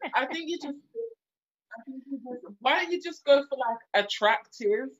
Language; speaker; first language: English; native; English